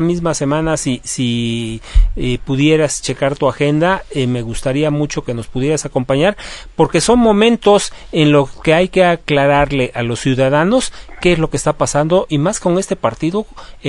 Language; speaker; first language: Spanish; native; Spanish